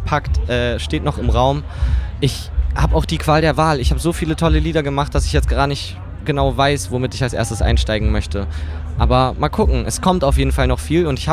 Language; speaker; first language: German; native; German